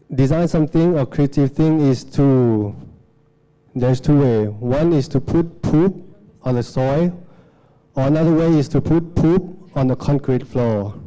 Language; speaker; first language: English; non-native, fluent; Lao